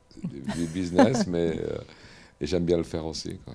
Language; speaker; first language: French; native; French